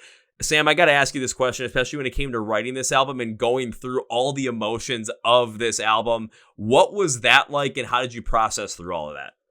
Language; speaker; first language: English; native; English